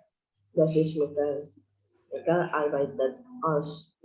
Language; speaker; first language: German; non-native, learner; Indonesian